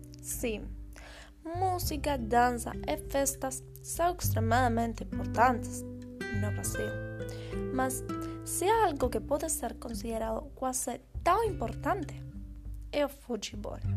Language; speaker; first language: Portuguese; non-native, learner; Spanish